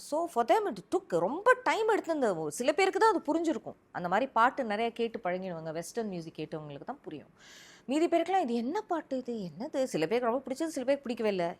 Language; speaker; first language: Tamil; early bilingual, heritage; Tamil